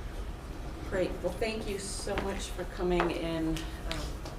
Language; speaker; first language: English; native; English